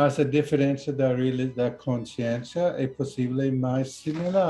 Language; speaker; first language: Portuguese; non-native, learner; English